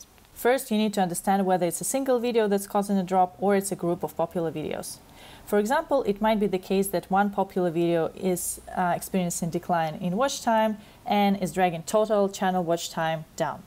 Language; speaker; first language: English; non-native, fluent; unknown